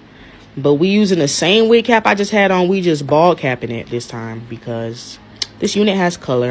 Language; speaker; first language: English; native; English